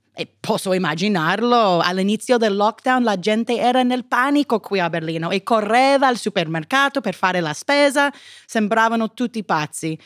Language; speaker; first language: Italian; non-native, fluent; English